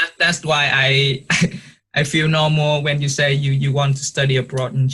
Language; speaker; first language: English; non-native, learner; Vietnamese